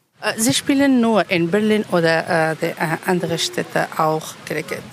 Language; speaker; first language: German; non-native, learner; Pashto